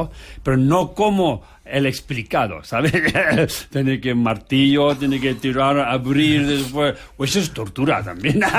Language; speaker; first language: Spanish; non-native, learner; Tibetan